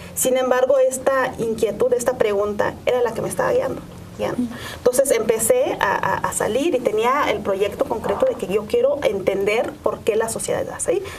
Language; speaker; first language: Spanish; non-native, local second language; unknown